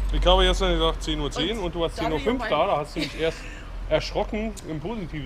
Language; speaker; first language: German; native; German